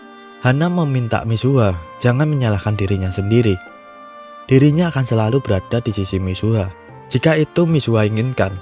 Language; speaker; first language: Indonesian; native; Indonesian